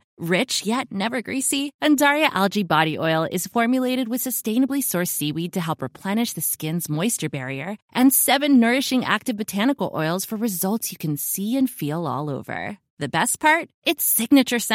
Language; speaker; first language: English; non-native, fluent; Greek